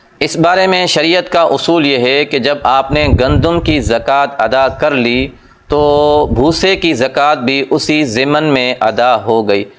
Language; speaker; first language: Urdu; non-native, local second language; Sindhi